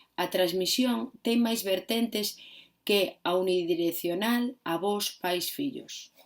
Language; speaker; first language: Galician; non-native, local second language; Spanish